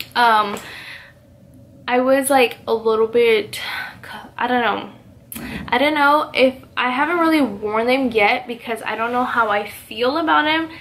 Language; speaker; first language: English; early bilingual, other home language; Spanish